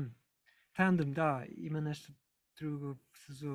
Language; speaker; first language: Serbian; non-native, learner; English